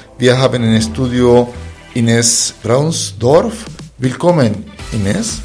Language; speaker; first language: German; non-native, fluent; Spanish